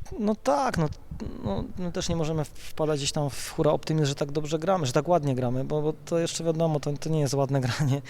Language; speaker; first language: Polish; native; Polish